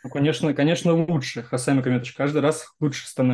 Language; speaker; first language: Russian; native; Russian